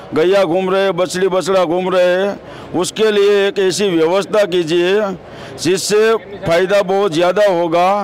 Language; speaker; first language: Hindi; non-native, local second language; Gujarati